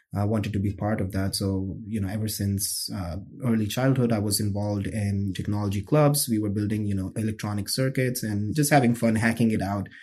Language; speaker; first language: English; non-native, local second language; Hindi